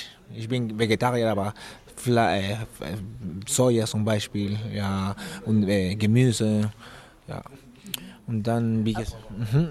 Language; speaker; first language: German; non-native, learner; Spanish